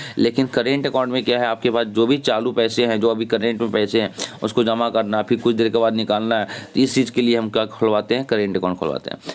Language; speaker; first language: Hindi; native; Hindi